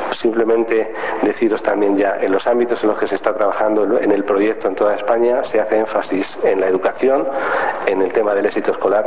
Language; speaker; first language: Spanish; native; Spanish